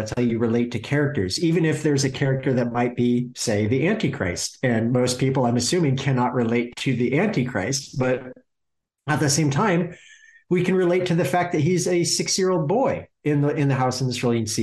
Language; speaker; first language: English; native; English